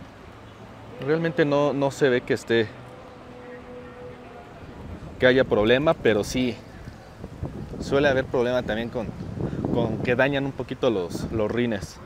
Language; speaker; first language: Spanish; native; Spanish